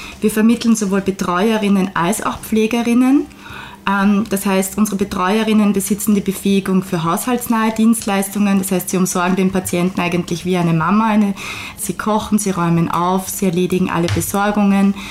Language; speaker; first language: German; non-native, fluent; Hungarian